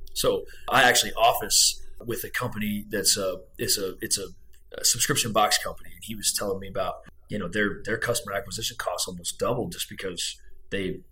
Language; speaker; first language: English; native; English